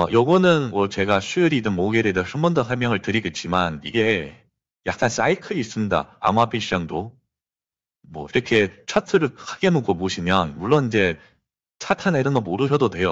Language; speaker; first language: Korean; native; Korean